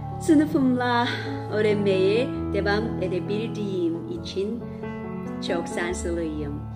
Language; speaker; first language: Turkish; non-native, learner; Korean